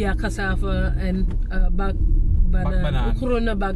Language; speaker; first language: Dutch; non-native, local second language; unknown